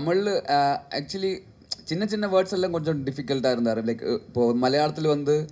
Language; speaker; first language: Tamil; non-native, learner; Malayalam